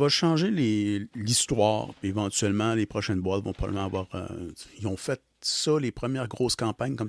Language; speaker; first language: French; native; French